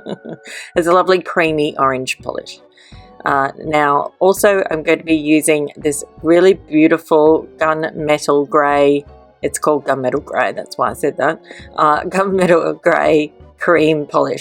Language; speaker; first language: English; native; English